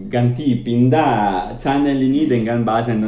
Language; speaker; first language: Indonesian; non-native, learner; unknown